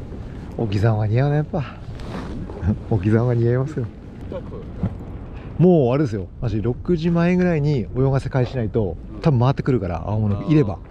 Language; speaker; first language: Japanese; native; Japanese